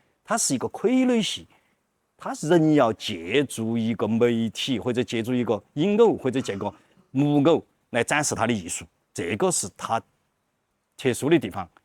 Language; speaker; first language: Chinese; native; Chinese